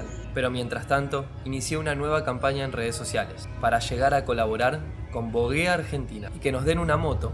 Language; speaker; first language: Spanish; native; Spanish